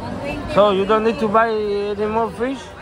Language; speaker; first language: English; non-native, learner; Spanish